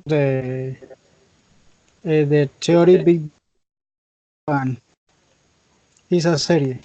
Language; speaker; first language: English; non-native, learner; Spanish